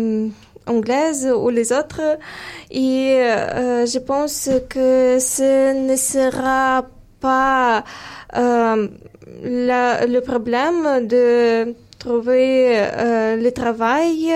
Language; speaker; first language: French; non-native, fluent; Ukrainian